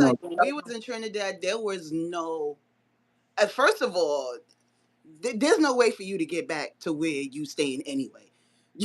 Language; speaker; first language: English; native; English